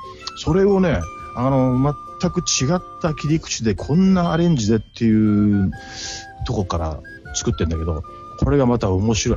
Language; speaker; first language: Japanese; native; Japanese